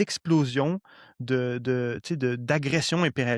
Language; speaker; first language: French; native; French